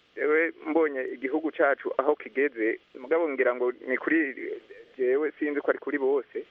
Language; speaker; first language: Rundi; native; Rundi